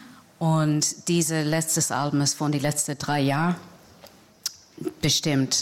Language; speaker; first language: German; non-native, fluent; English